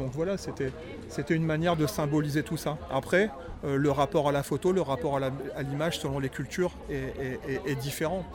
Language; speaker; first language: French; native; French